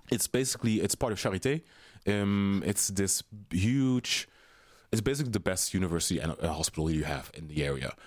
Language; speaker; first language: English; non-native, fluent; Dutch